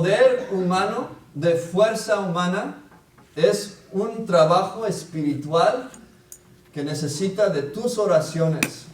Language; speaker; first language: Spanish; non-native, fluent; English